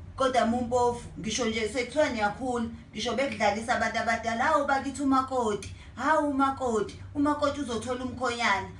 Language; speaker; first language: Zulu; native; Zulu